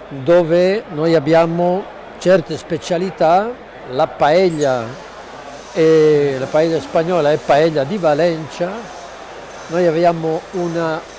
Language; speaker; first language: Italian; non-native, learner; Spanish